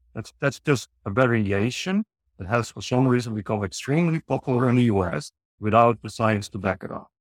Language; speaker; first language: English; non-native, fluent; Dutch